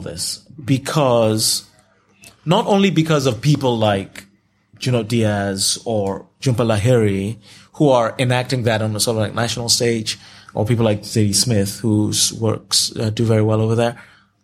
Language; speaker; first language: English; non-native, local second language; Yoruba